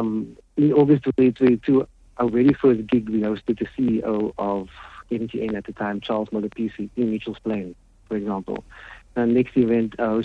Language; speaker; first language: English; native; English